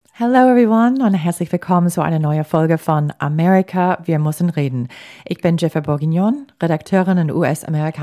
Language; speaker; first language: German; non-native, fluent; English